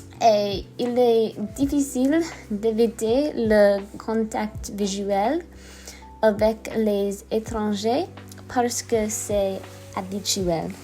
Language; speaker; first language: French; non-native, learner; English